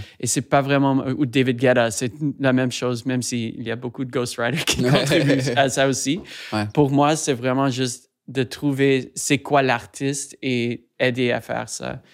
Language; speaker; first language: French; non-native, fluent; English